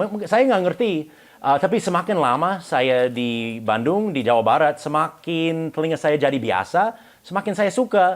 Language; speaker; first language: Indonesian; non-native, fluent; English